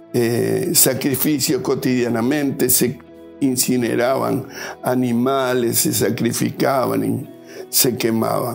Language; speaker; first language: Spanish; native; Spanish